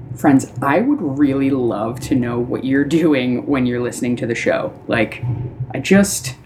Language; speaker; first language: English; native; English